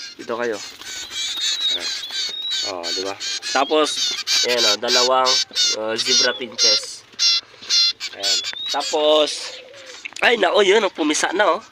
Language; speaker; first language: Filipino; native; Filipino